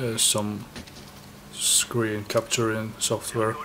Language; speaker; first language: English; non-native, fluent; Finnish